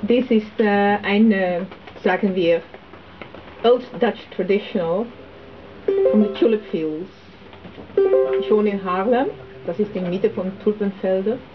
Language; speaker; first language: German; non-native, learner; Dutch